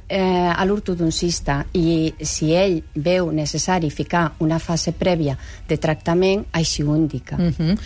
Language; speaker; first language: Catalan; non-native, local second language; Spanish